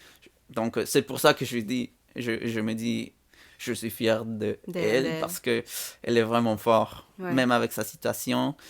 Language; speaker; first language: French; non-native, fluent; Spanish